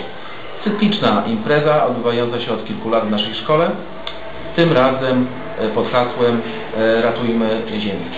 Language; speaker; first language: Polish; native; Polish